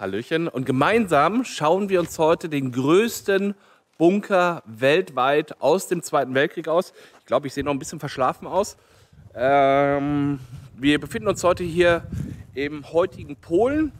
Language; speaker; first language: German; native; German